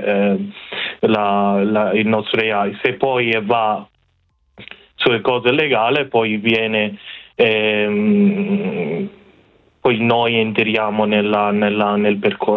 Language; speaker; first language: Italian; non-native, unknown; Persian